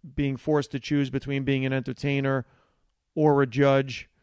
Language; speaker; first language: English; early bilingual, other home language; Italian